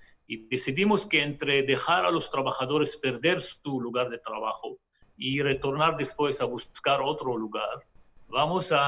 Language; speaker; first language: Spanish; non-native, fluent; Hebrew